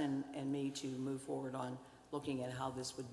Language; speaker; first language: English; native; English